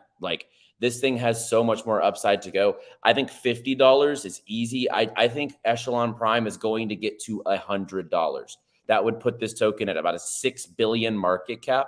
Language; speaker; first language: English; native; English